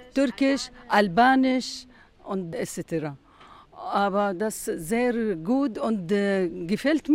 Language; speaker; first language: German; non-native, learner; Arabic